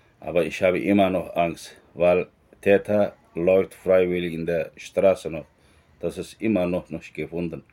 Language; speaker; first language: German; non-native, learner; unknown